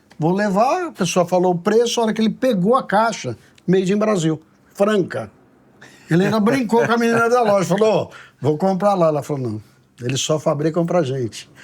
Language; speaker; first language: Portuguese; native; Portuguese